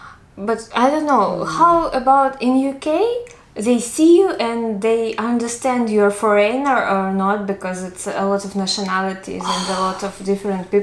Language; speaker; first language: English; non-native, learner; Russian